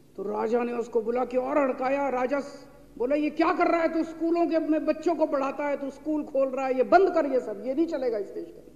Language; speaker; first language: Hindi; native; Hindi